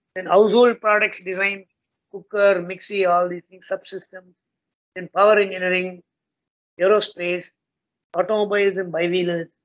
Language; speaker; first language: English; non-native, local second language; Tamil